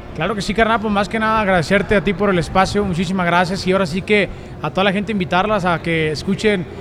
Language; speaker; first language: Spanish; native; Spanish